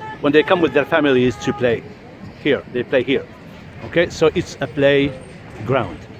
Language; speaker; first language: English; non-native, fluent; Arabic